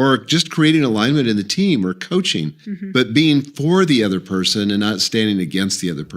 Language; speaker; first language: English; native; English